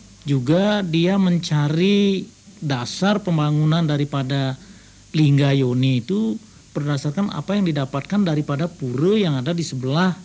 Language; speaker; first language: Indonesian; native; Indonesian